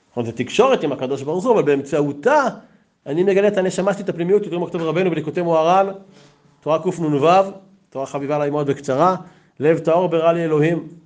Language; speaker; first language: Hebrew; native; Hebrew